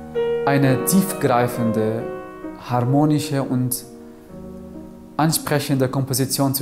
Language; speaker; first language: German; non-native, fluent; Arabic